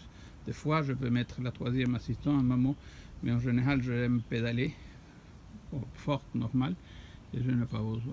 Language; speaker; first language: French; non-native, fluent; Spanish